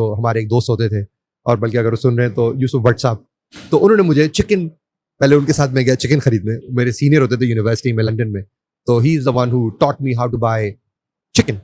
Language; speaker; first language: Urdu; native; Urdu